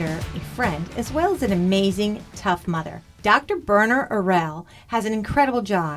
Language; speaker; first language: English; non-native, fluent; Turkish